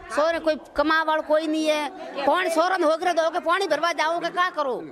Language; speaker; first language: Hindi; native; Hindi